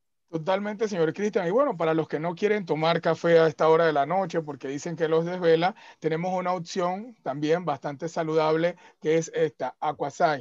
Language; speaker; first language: Spanish; native; Spanish